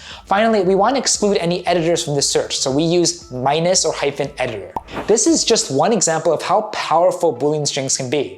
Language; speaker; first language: English; native; English